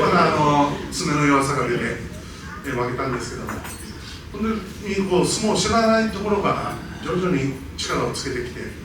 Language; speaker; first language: Japanese; native; Japanese